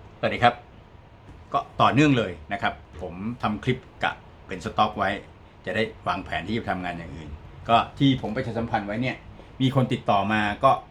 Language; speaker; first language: Thai; native; Thai